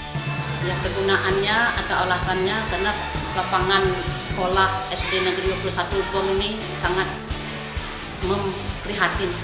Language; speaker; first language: Indonesian; native; Indonesian